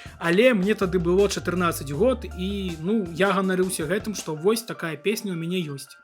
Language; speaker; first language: Belarusian; non-native, local second language; Russian